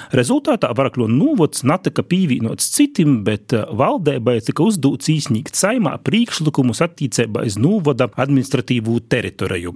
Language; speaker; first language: Latvian; native; Latvian